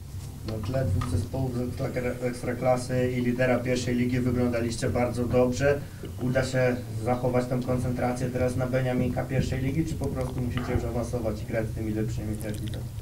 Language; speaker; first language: Polish; native; Polish